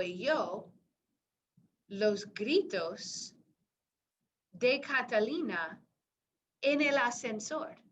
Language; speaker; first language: Spanish; non-native, fluent; English